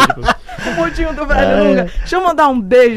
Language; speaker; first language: Portuguese; native; Portuguese